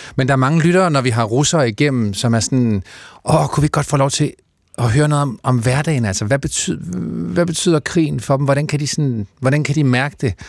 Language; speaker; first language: Danish; native; Danish